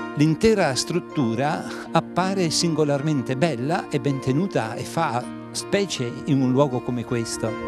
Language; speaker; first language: Italian; native; Italian